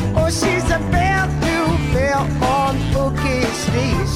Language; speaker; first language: English; native; English